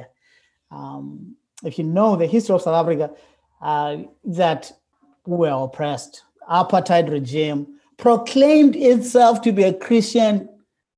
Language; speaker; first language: English; non-native, local second language; Xhosa